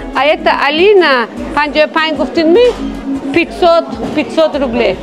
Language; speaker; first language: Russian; non-native, local second language; Tajik